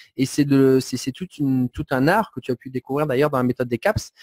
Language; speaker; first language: French; native; French